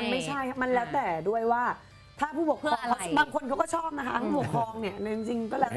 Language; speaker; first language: Thai; native; Thai